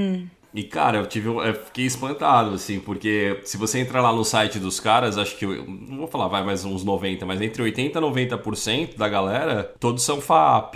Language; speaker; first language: Portuguese; native; Portuguese